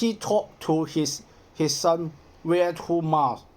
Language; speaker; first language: English; non-native, learner; Cantonese